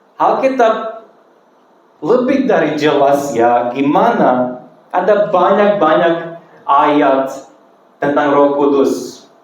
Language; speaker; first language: Indonesian; non-native, fluent; Serbian